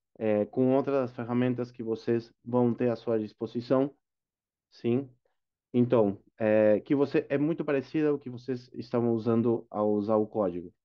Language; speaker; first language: Portuguese; non-native, fluent; Spanish